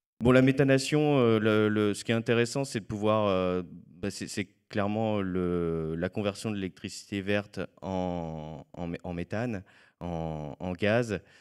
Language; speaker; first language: French; native; French